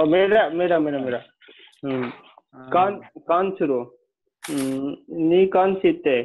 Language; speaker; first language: Japanese; non-native, learner; Hindi